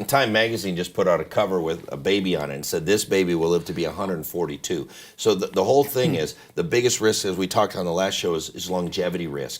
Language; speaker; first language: English; native; English